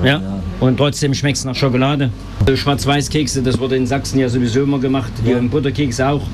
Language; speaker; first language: German; native; German